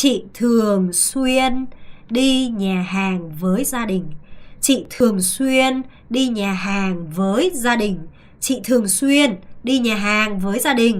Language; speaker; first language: Vietnamese; non-native, fluent; Korean